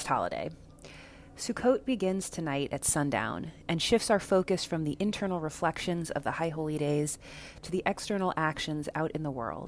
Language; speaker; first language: English; native; English